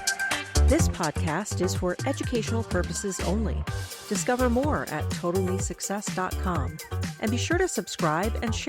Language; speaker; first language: English; native; English